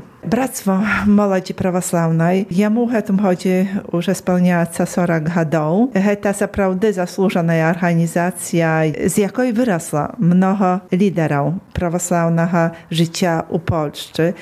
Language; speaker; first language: Polish; non-native, local second language; Belarusian